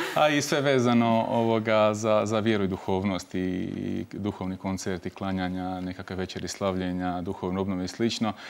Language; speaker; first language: Croatian; native; Croatian